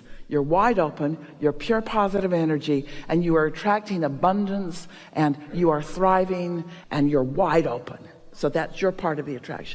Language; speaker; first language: English; native; English